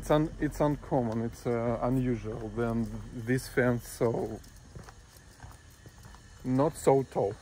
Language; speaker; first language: English; non-native, learner; Russian